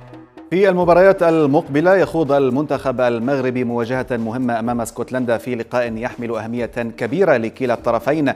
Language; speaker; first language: Arabic; native; Arabic